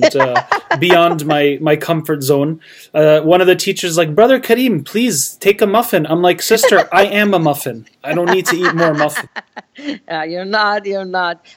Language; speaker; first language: English; non-native, fluent; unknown